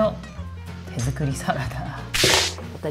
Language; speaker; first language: Japanese; native; Japanese